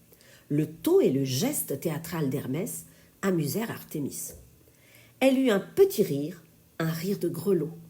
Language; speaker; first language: French; native; French